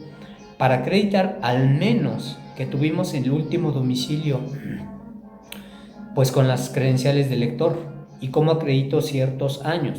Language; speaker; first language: Spanish; native; Spanish